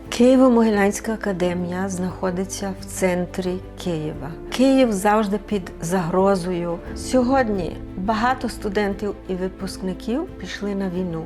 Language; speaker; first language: Ukrainian; early bilingual, heritage; Ukrainian